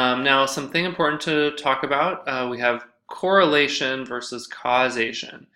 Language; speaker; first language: English; native; English